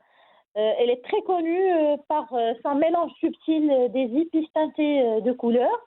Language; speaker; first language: French; non-native, local second language; Arabic